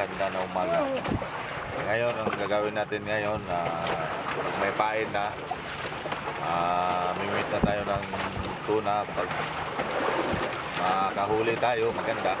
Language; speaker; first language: Filipino; non-native, local second language; Cebuano